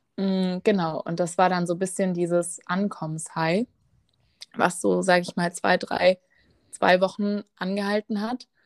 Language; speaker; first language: German; native; German